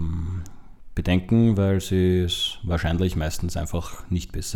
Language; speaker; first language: German; native; German